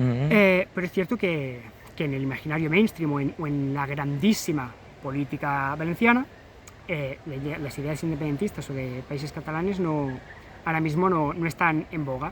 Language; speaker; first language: Spanish; native; Spanish